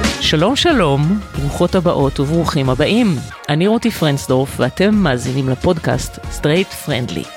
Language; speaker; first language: Hebrew; native; Hebrew